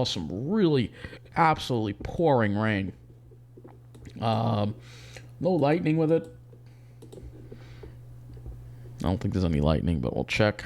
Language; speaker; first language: English; native; English